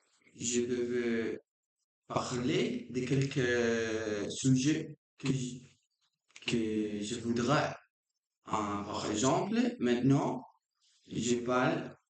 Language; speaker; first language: French; non-native, learner; Portuguese